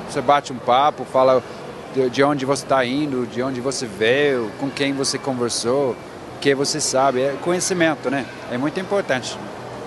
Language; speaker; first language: Portuguese; non-native, fluent; English